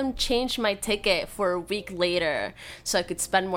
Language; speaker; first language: English; non-native, fluent; Spanish